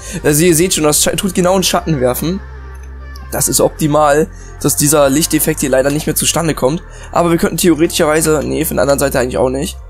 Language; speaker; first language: German; native; German